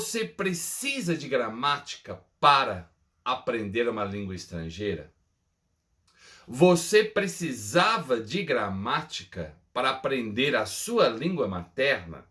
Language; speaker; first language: Portuguese; non-native, fluent; English